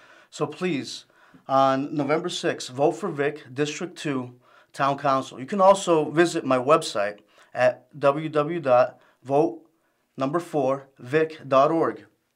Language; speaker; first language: English; early bilingual, other home language; Spanish